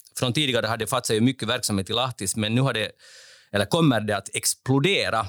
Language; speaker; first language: Swedish; native; Swedish